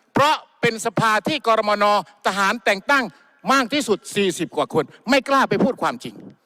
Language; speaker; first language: Thai; non-native, local second language; Malay